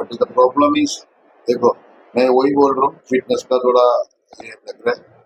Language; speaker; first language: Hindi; non-native, local second language; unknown